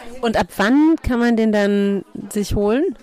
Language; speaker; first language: German; native; German